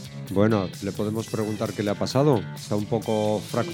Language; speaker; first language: Spanish; native; Spanish